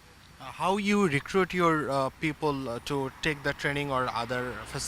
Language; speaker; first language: English; non-native, fluent; Bangla